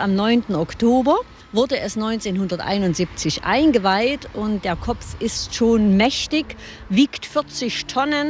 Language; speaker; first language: German; native; German